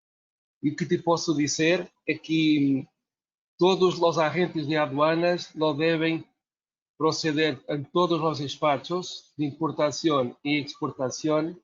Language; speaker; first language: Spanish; non-native, learner; Portuguese